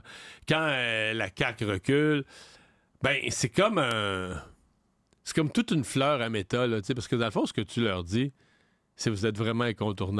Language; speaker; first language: French; native; French